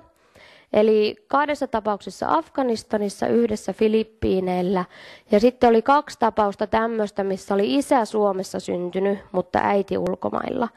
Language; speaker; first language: Finnish; native; Finnish